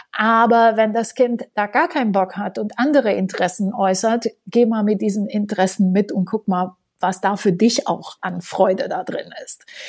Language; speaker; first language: German; non-native, fluent; Romanian